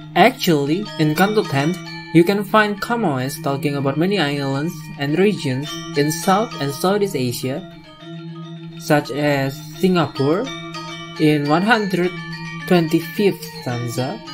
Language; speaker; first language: English; non-native, fluent; Indonesian